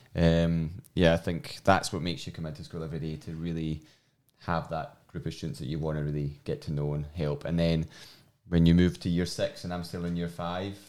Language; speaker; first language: English; native; English